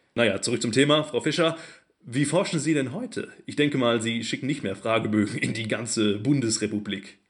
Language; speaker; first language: German; native; German